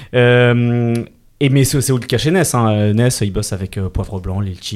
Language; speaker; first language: French; native; French